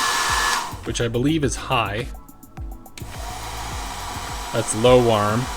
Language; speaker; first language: English; native; English